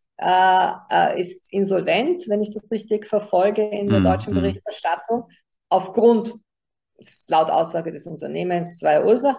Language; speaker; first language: German; native; German